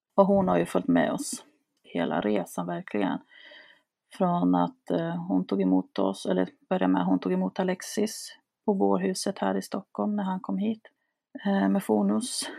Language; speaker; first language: Swedish; early bilingual, other home language; Spanish